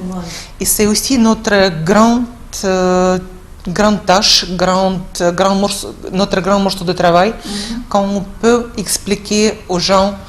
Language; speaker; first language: French; non-native, fluent; Russian